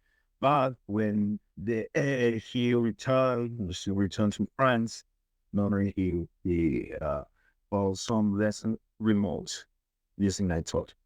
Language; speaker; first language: English; non-native, learner; Spanish